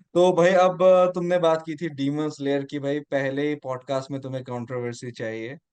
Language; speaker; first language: Hindi; non-native, local second language; Assamese